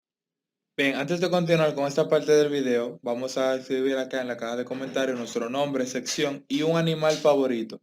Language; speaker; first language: Spanish; native; Spanish